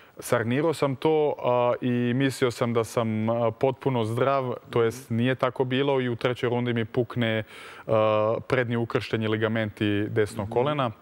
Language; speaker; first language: Serbian; early bilingual, heritage; Serbian